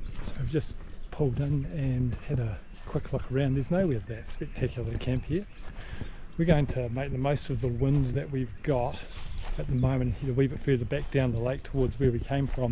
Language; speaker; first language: English; native; English